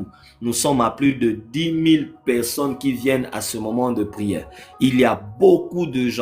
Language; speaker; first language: French; non-native, local second language; Lingala